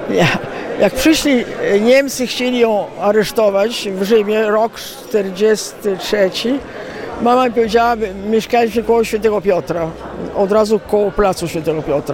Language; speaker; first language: Polish; early bilingual, heritage; Italian